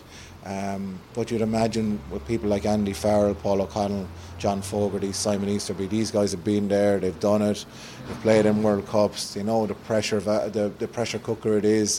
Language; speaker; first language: English; native; English